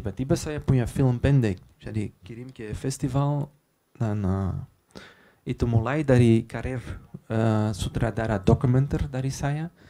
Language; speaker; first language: Indonesian; non-native, learner; Dutch